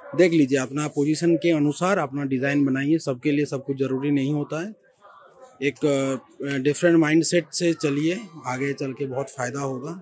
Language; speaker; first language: Hindi; non-native, local second language; Bangla